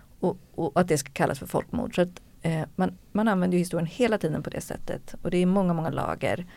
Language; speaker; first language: Swedish; native; Swedish